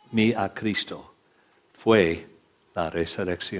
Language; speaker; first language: Spanish; non-native, learner; English